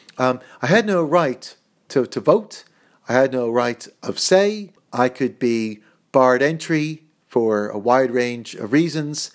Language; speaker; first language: English; native; English